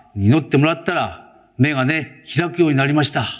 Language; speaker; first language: Japanese; native; Japanese